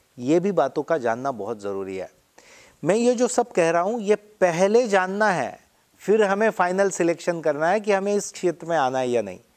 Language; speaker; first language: Hindi; non-native, local second language; Marathi